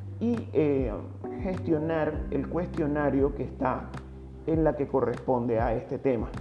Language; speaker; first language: Spanish; native; Spanish